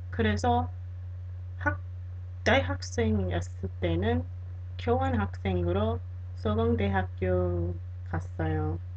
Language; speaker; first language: Korean; non-native, fluent; English